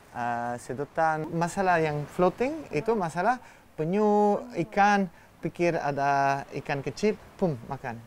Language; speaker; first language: Indonesian; non-native, learner; Italian